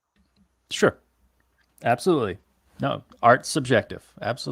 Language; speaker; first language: English; native; English